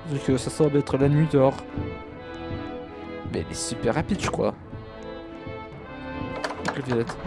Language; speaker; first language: French; native; French